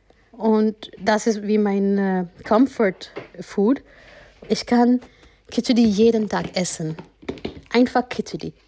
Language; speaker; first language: German; non-native, learner; Gujarati